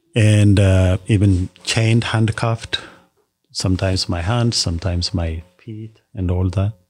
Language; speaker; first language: English; non-native, fluent; Amharic